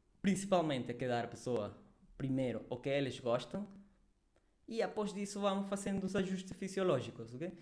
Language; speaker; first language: Portuguese; non-native, fluent; Spanish